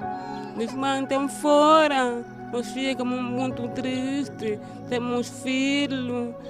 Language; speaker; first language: Portuguese; non-native, learner; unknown